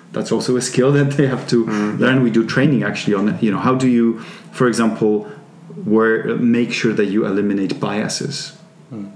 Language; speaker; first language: English; non-native, fluent; Polish